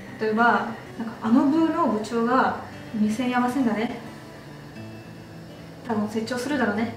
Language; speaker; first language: Japanese; non-native, fluent; Russian